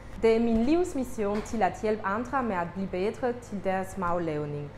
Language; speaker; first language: Danish; non-native, fluent; French